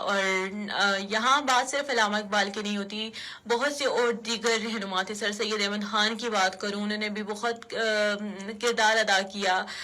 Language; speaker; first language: Urdu; non-native, local second language; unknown